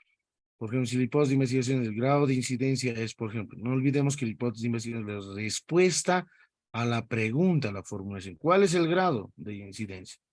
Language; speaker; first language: Spanish; native; Spanish